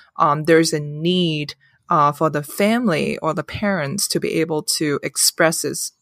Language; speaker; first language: English; non-native, local second language; Cantonese